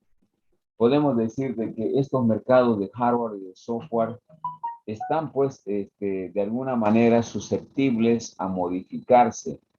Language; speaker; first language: Spanish; native; Spanish